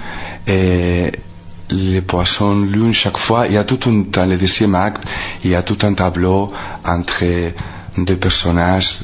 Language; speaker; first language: French; non-native, fluent; Spanish